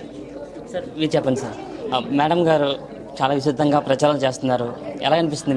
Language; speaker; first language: Telugu; native; Telugu